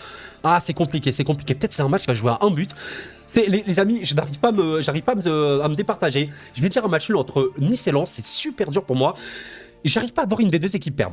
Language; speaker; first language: French; native; French